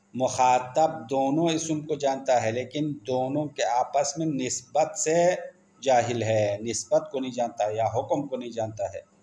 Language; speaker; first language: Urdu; non-native, local second language; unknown